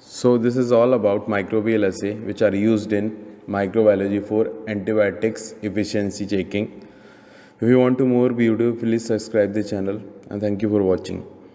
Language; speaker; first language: English; non-native, local second language; Hindi